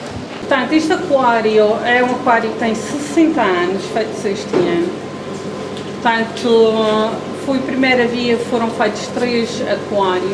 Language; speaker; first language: Portuguese; native; Portuguese